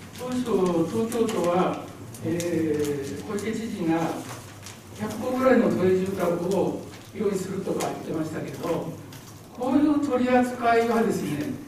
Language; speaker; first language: Japanese; native; Japanese